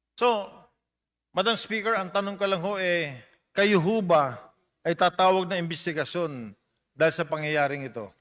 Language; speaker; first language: Filipino; native; Filipino